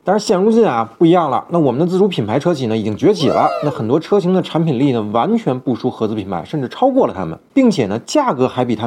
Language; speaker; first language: Chinese; native; Chinese